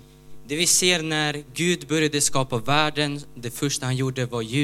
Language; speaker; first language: Swedish; non-native, learner; Ukrainian